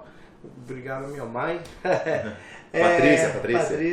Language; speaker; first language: Portuguese; non-native, learner; English